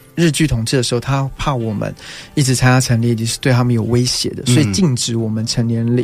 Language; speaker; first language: Chinese; native; Chinese